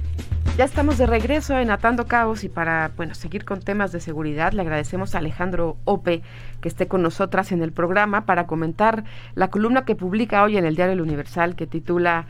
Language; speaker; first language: Spanish; native; Spanish